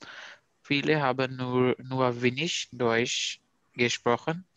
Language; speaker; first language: German; non-native, learner; Urdu